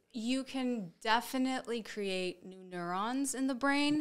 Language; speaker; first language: English; early bilingual, other home language; Spanish